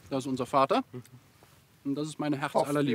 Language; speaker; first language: German; native; German